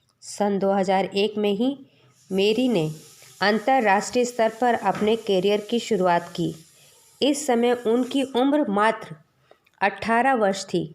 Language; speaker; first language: Hindi; native; Hindi